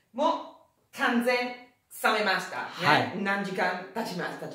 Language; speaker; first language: Japanese; non-native, learner; Italian